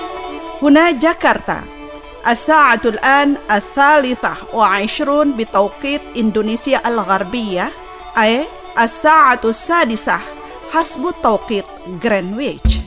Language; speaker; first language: Arabic; non-native, fluent; Indonesian